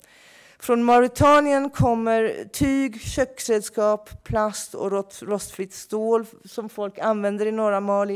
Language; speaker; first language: Swedish; non-native, fluent; English